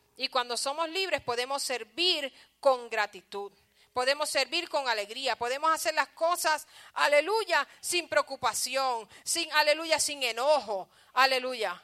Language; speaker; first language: Spanish; early bilingual, heritage; Spanish